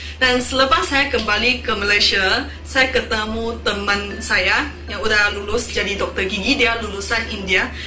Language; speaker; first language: Indonesian; non-native, fluent; Min Nan Chinese